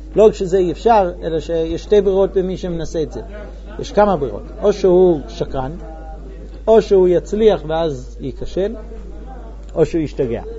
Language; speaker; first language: Hebrew; non-native, fluent; English